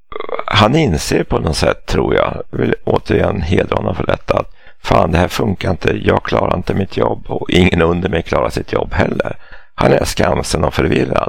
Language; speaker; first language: Swedish; native; Swedish